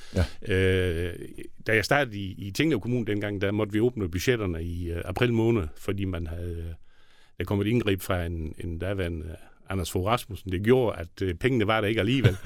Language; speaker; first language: Danish; native; Danish